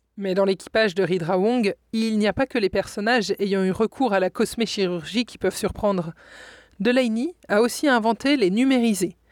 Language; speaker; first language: French; native; French